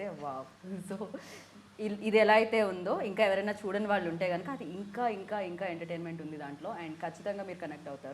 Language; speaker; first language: Telugu; native; Telugu